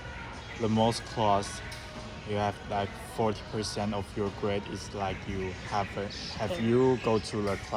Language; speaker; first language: English; non-native, learner; Chinese